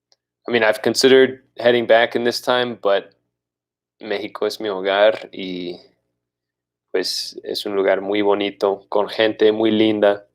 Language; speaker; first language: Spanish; non-native, fluent; English